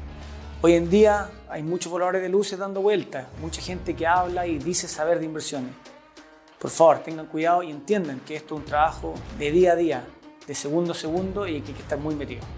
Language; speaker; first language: Spanish; native; Spanish